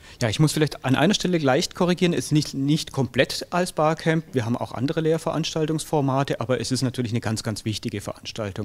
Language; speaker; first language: German; native; German